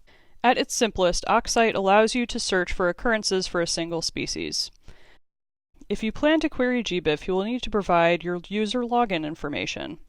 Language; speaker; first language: English; native; English